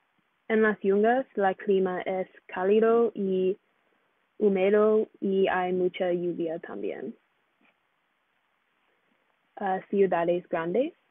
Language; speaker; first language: Spanish; non-native, learner; English